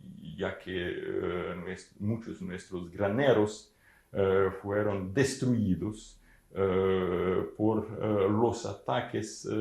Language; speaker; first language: Spanish; non-native, fluent; Ukrainian